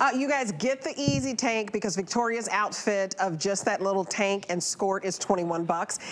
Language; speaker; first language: English; native; English